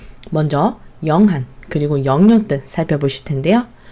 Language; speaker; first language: Korean; native; Korean